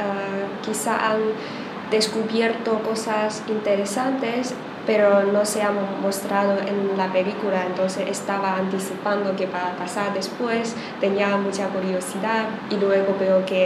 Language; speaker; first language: Spanish; non-native, fluent; Chinese